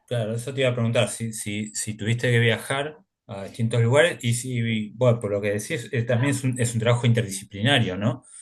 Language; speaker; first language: Spanish; native; Spanish